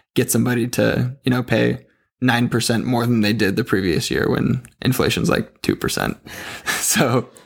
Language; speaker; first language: English; native; English